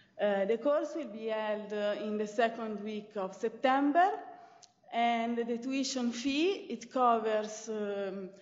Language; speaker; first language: English; non-native, fluent; Italian